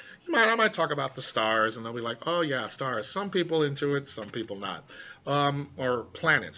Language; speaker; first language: English; native; English